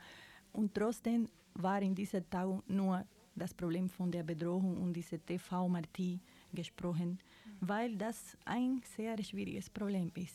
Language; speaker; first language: German; non-native, fluent; Spanish